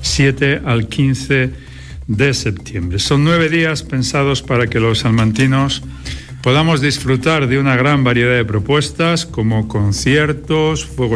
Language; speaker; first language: Spanish; native; Spanish